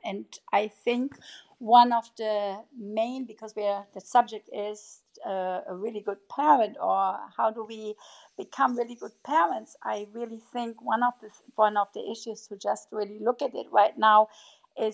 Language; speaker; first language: English; non-native, fluent; German